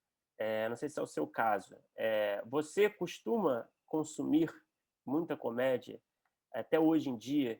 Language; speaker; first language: Portuguese; native; Portuguese